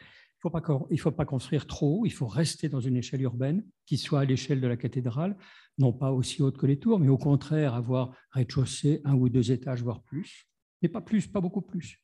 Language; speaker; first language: French; native; French